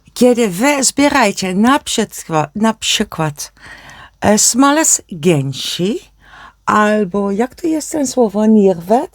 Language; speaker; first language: Polish; non-native, learner; Dutch